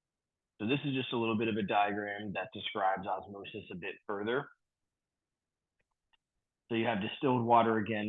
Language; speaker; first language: English; native; English